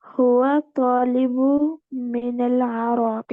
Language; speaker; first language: Arabic; non-native, learner; Urdu